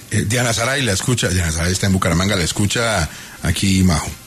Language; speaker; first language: Spanish; native; Spanish